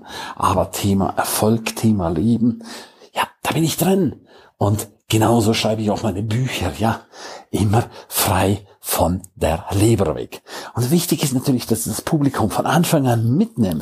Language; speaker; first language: German; native; German